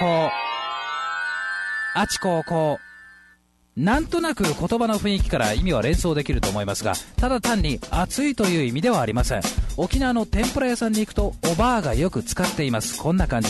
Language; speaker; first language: Japanese; native; Japanese